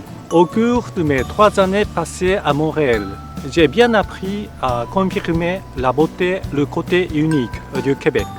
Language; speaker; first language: French; non-native, fluent; Japanese